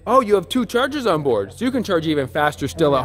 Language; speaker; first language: English; native; English